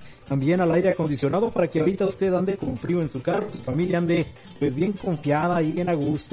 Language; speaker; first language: Spanish; native; Spanish